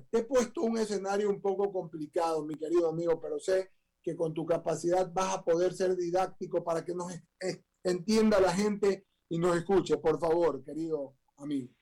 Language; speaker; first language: Spanish; native; Spanish